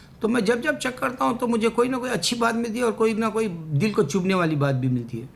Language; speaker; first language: Urdu; native; Urdu